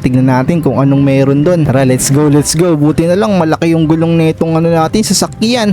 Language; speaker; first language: Filipino; native; Filipino